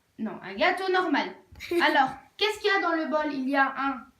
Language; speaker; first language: French; native; French